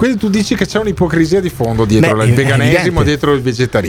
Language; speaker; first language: Italian; native; Italian